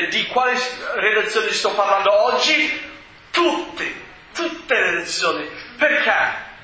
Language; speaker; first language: Italian; non-native, fluent; English